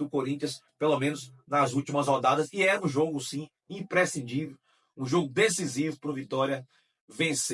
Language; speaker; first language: Portuguese; native; Portuguese